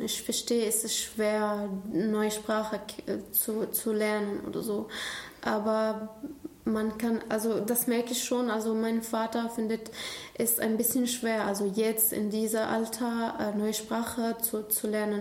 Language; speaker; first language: German; non-native, learner; Arabic